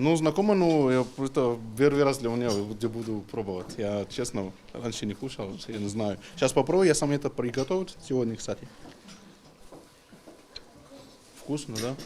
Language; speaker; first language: Russian; non-native, learner; Arabic